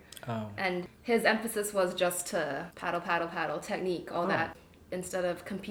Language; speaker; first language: English; non-native, local second language; Cantonese